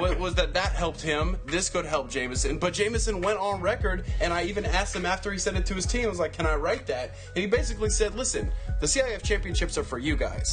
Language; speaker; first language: English; native; English